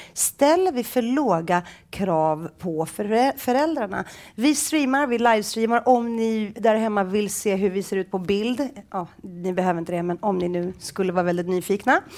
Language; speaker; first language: Swedish; early bilingual, other home language; Greek